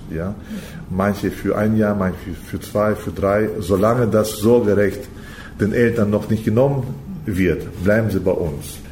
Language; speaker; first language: German; early bilingual, heritage; German